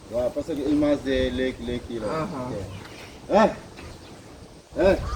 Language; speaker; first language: French; non-native, local second language; Wolof